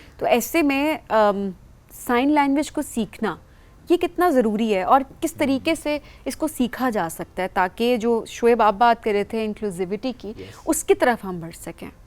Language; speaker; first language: Urdu; native; Urdu